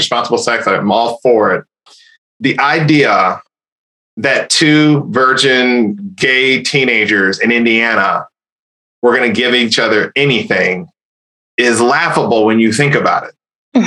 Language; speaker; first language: English; native; English